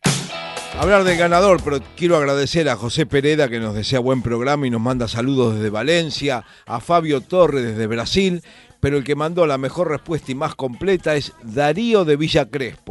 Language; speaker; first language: Spanish; native; Spanish